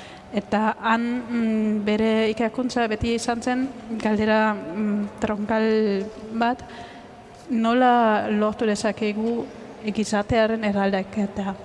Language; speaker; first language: Basque; non-native, fluent; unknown